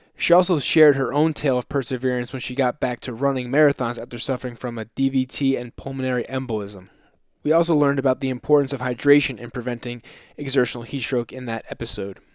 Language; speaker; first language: English; native; English